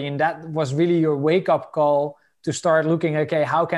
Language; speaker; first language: English; non-native, fluent; Dutch